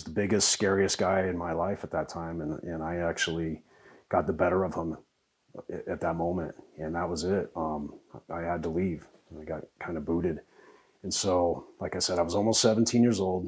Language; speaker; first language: English; native; English